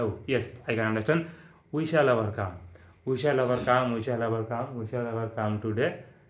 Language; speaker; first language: English; non-native, learner; Bangla